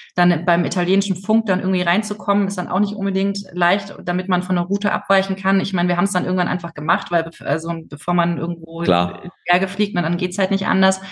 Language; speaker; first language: German; native; German